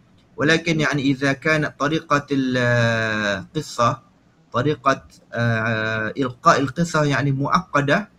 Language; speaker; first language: Arabic; non-native, fluent; Malay